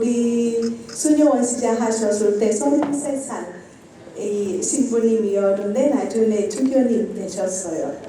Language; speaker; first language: Korean; non-native, learner; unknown